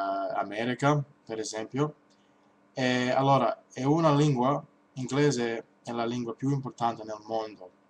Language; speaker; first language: Italian; non-native, learner; English